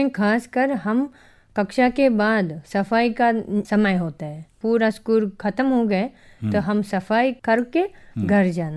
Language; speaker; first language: Hindi; non-native, fluent; Japanese